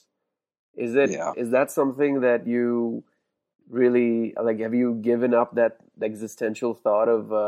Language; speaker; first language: English; non-native, local second language; Hindi